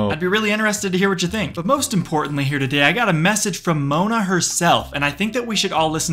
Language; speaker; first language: English; native; English